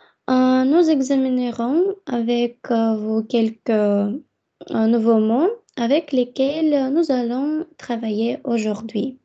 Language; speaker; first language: French; non-native, fluent; Russian